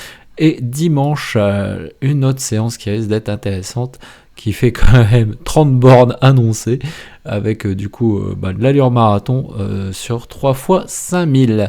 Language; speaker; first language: French; native; French